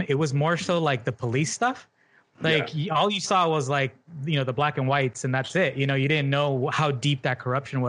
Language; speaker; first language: English; native; English